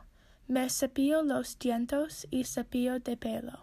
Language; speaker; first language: Spanish; non-native, learner; English